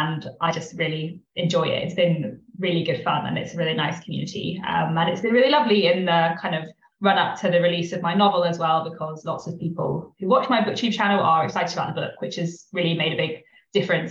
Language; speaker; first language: English; native; English